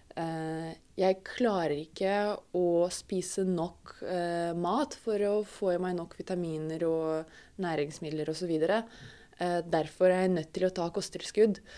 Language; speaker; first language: Norwegian; non-native, fluent; Russian